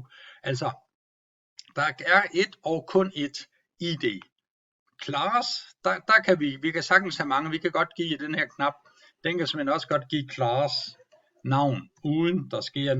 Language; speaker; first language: Danish; native; Danish